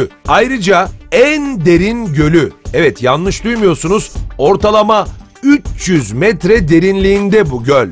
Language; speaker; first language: Turkish; native; Turkish